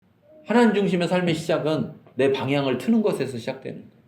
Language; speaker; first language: Korean; native; Korean